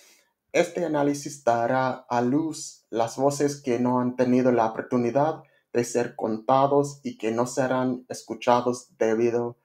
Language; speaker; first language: Spanish; non-native, learner; English